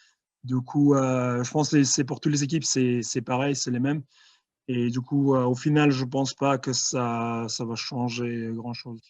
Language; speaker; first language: French; non-native, fluent; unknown